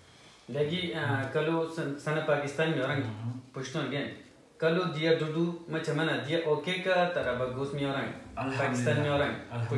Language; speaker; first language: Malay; non-native, learner; Pashto